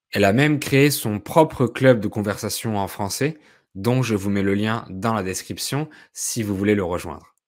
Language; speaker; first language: French; native; French